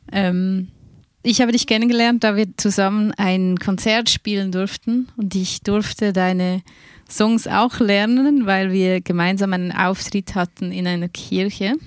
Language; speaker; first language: German; native; German